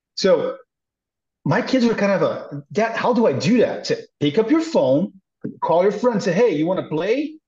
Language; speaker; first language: English; non-native, fluent; Portuguese